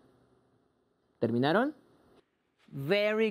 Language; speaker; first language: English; non-native, fluent; Spanish